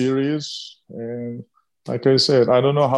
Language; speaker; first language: English; non-native, fluent; Turkish